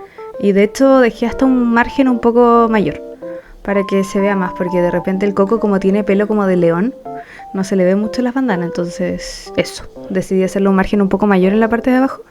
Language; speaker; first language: Spanish; native; Spanish